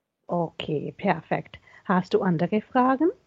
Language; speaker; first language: German; non-native, fluent; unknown